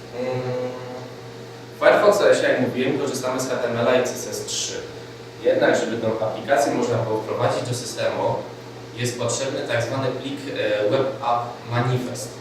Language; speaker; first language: Polish; native; Polish